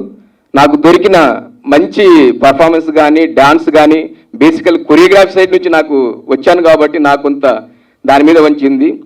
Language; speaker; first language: Telugu; native; Telugu